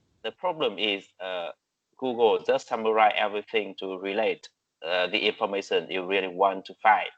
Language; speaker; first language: English; non-native, learner; Vietnamese